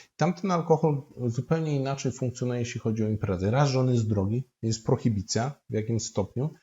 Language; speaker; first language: Polish; native; Polish